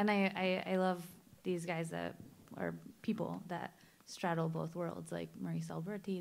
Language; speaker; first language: English; native; English